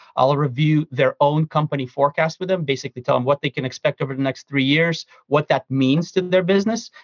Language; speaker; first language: English; early bilingual, other home language; Russian